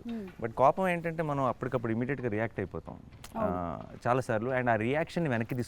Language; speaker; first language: Telugu; native; Telugu